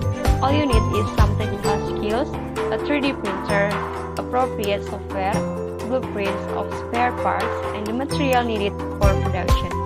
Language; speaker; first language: English; non-native, learner; Indonesian